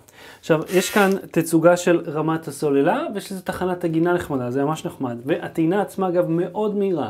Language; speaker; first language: Hebrew; native; Hebrew